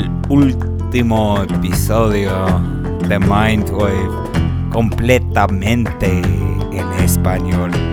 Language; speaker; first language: Spanish; early bilingual, other home language; English